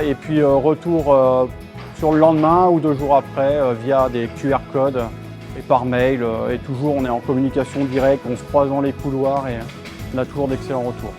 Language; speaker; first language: French; native; French